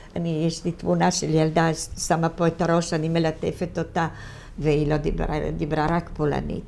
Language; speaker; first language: Hebrew; non-native, fluent; Italian